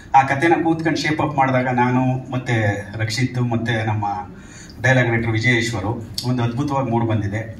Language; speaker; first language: Kannada; native; Kannada